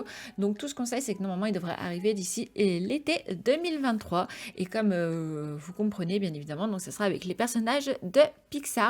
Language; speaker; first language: French; native; French